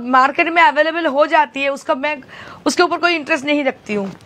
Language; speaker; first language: Hindi; non-native, local second language; Bangla